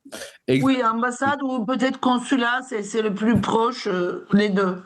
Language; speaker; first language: French; non-native, fluent; Turkish